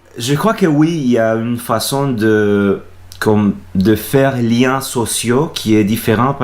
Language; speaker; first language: French; non-native, fluent; Spanish